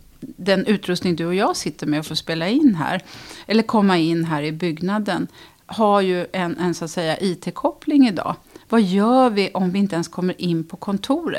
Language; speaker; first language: Swedish; native; Swedish